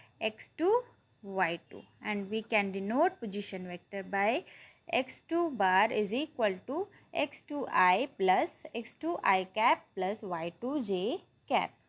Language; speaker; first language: English; non-native, local second language; Marathi